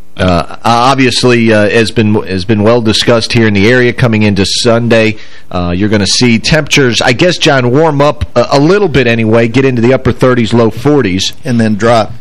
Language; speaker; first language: English; native; English